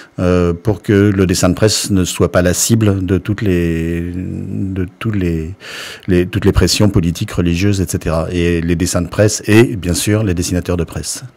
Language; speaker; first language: French; native; French